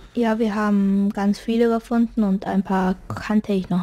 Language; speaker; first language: German; early bilingual, heritage; German